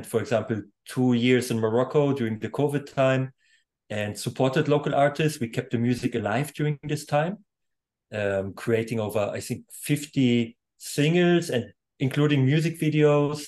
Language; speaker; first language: English; non-native, fluent; German